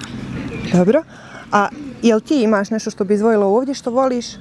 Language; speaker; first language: Bosnian; native; Bosnian